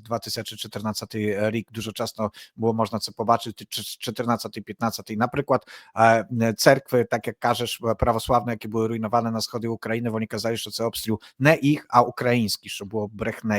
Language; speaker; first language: Polish; non-native, learner; Ukrainian